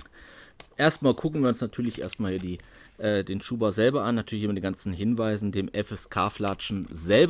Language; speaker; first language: German; native; German